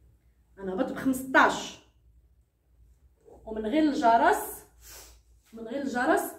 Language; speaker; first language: Arabic; native; Arabic